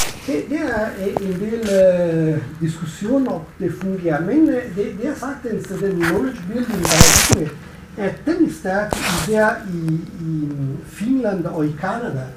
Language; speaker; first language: German; non-native, learner; Italian